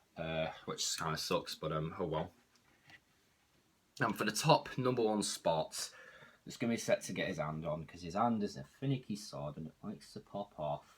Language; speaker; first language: English; native; English